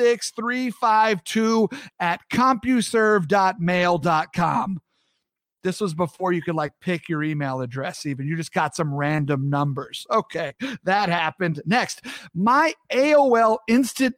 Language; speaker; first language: English; native; English